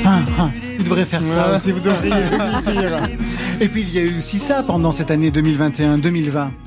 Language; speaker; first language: French; native; French